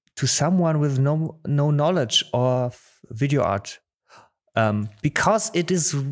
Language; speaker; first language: English; non-native, fluent; Polish